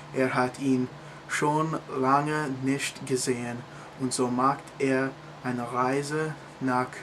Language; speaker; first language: German; non-native, learner; English